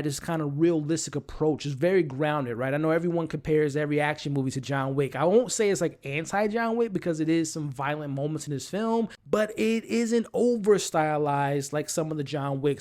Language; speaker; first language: English; native; English